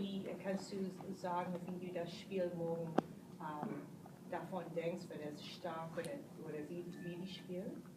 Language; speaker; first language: German; non-native, learner; English